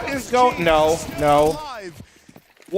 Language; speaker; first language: English; native; English